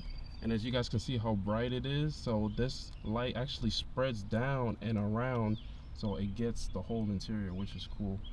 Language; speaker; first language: English; native; English